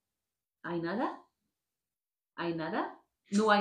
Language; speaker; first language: Spanish; non-native, learner; French